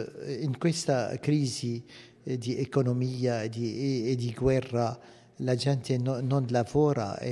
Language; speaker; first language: Italian; non-native, fluent; Arabic